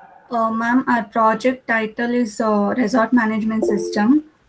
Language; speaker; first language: English; non-native, local second language; Kannada